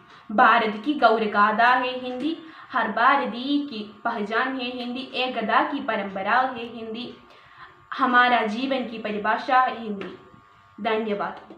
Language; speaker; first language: Hindi; non-native, local second language; Malayalam